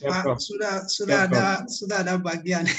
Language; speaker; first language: Indonesian; non-native, learner; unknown